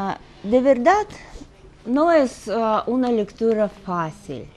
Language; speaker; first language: Spanish; non-native, fluent; Russian